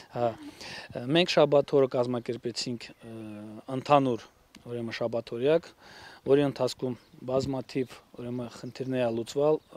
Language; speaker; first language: Armenian; native; Armenian